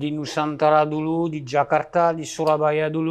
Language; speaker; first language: Indonesian; non-native, learner; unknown